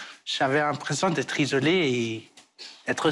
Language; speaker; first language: French; early bilingual, other home language; Portuguese